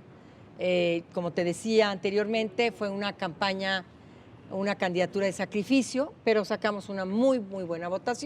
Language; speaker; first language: Spanish; native; Spanish